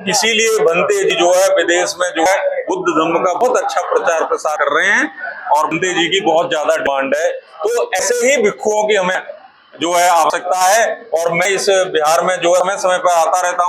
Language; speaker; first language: Hindi; native; Hindi